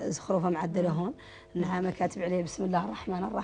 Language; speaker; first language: Arabic; native; Arabic